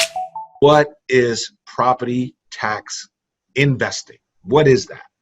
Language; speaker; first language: English; native; English